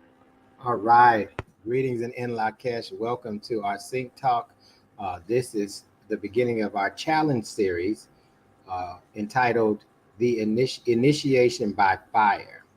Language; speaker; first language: English; native; English